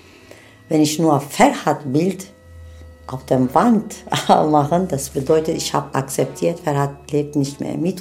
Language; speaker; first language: German; non-native, learner; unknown